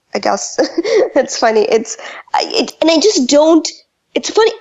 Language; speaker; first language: English; early bilingual, other home language; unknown